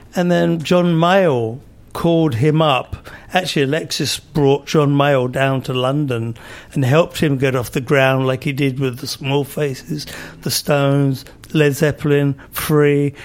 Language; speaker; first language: English; native; English